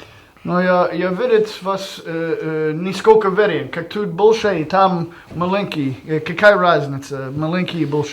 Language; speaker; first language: Russian; non-native, learner; English